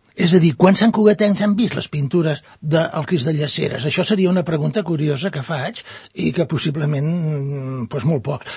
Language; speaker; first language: Catalan; non-native, local second language; Spanish